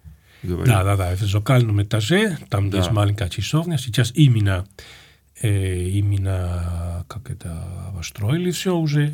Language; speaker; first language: Russian; non-native, fluent; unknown